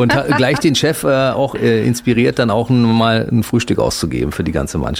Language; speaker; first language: German; native; German